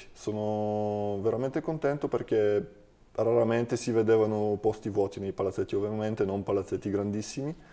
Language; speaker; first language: Italian; non-native, fluent; Bulgarian